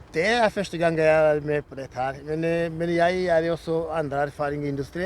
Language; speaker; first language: Norwegian; non-native, fluent; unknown